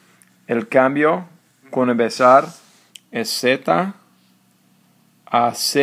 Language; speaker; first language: Spanish; non-native, fluent; English